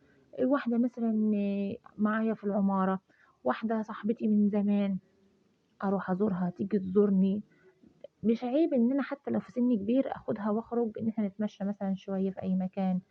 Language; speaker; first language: Arabic; native; Arabic